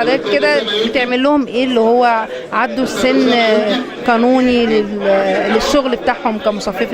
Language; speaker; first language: Arabic; native; Arabic